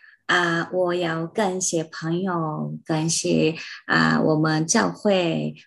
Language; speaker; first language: Chinese; non-native, learner; Portuguese